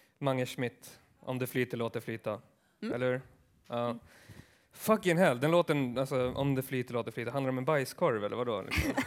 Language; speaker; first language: Swedish; early bilingual, other home language; Kurdish